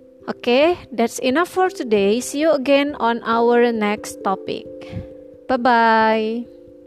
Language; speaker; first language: English; non-native, fluent; Indonesian